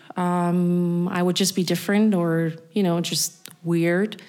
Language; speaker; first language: English; non-native, fluent; German